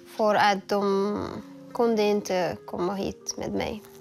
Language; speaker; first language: Swedish; non-native, learner; Persian